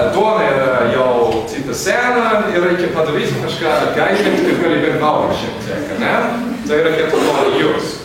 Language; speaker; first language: Lithuanian; non-native, fluent; English